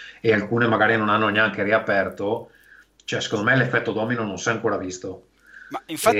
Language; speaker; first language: Italian; native; Italian